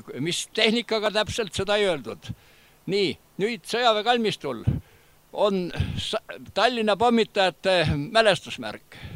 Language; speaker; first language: Estonian; native; Estonian